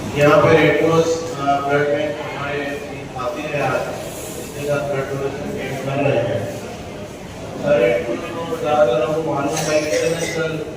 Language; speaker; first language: Hindi; non-native, local second language; Gujarati